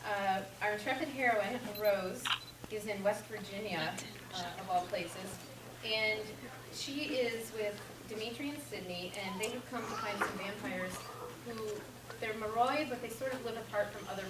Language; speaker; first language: English; native; English